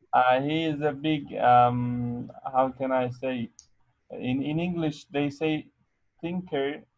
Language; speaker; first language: English; non-native, fluent; Arabic